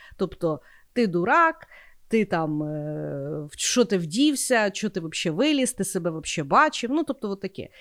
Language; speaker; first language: Ukrainian; native; Ukrainian